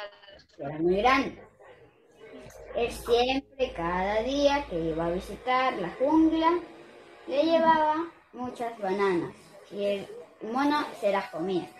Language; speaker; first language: Spanish; native; Spanish